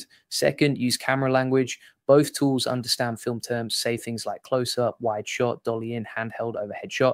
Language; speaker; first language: English; native; English